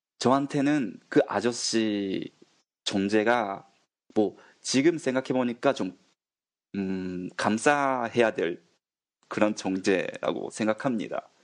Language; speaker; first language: Korean; non-native, fluent; Japanese